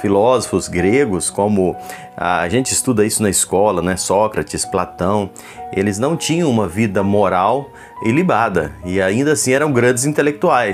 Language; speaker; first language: Portuguese; native; Portuguese